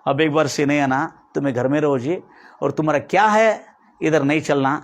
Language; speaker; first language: Hindi; non-native, local second language; Kannada